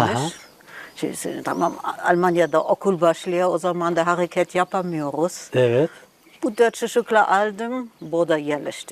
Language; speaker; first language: Turkish; non-native, learner; German